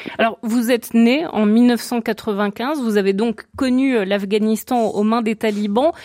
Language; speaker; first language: French; native; French